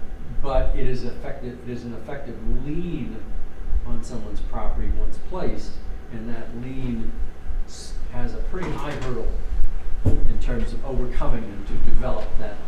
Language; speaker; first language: English; native; English